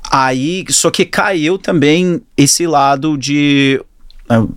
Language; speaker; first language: Portuguese; early bilingual, other home language; English